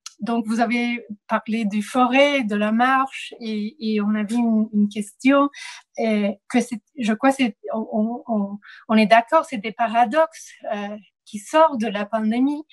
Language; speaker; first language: French; non-native, fluent; Spanish